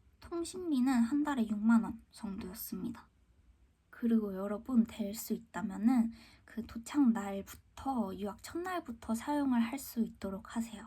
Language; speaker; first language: Korean; native; Korean